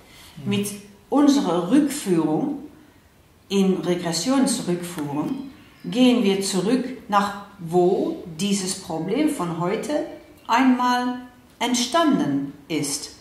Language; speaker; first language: German; non-native, fluent; Dutch